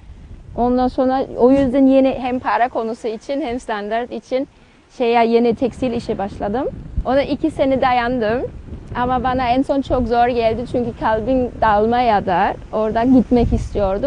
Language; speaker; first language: Turkish; non-native, learner; German